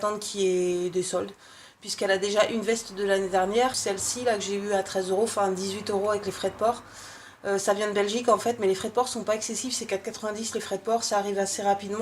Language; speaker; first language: French; native; French